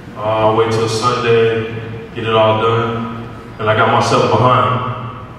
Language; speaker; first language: English; native; English